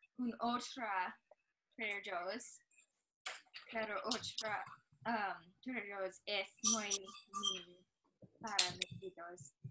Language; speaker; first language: Spanish; non-native, learner; English